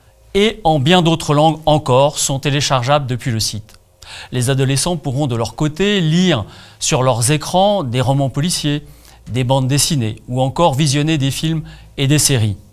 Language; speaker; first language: French; native; French